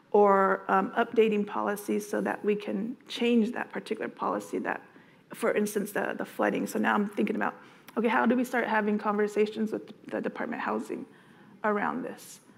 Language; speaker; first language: English; native; English